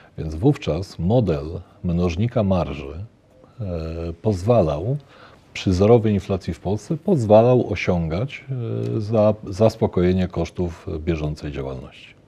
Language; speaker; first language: Polish; native; Polish